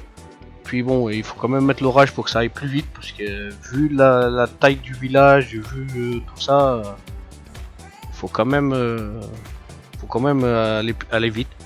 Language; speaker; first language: French; native; French